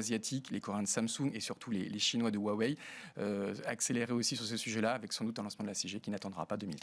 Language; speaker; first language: French; native; French